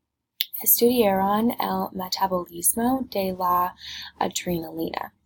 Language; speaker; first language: Spanish; non-native, learner; English